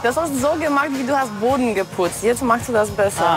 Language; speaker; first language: German; non-native, learner; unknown